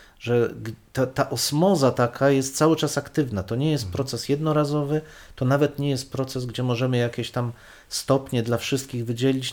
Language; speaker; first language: Polish; native; Polish